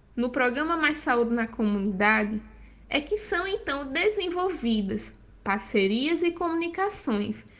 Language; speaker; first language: Portuguese; native; Portuguese